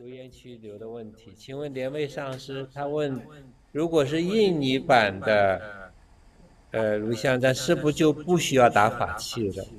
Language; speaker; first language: Chinese; native; Chinese